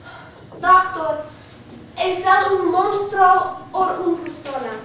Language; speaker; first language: Spanish; non-native, learner; English